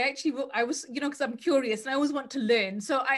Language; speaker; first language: English; native; English